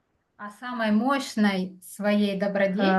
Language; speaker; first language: Russian; native; Russian